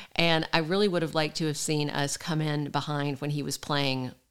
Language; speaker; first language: English; native; English